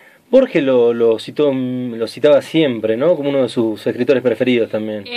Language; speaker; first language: Spanish; native; Spanish